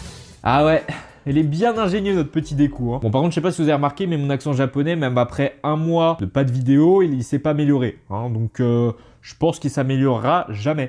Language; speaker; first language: French; native; French